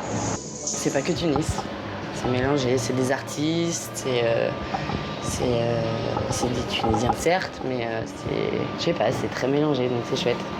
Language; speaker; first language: French; native; French